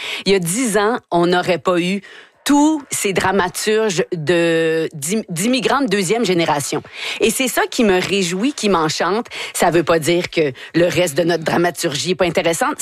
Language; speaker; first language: French; native; French